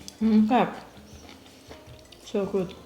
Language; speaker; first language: English; non-native, learner; Northeastern Thai